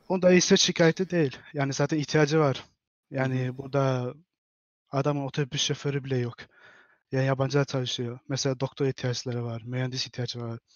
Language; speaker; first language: Turkish; early bilingual, heritage; Turkish